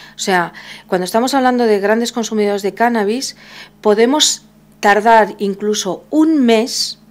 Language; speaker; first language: Spanish; native; Spanish